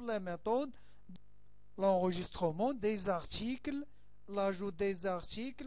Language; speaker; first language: French; non-native, local second language; Arabic